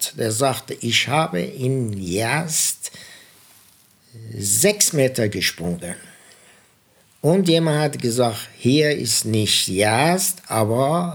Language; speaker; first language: German; non-native, fluent; Persian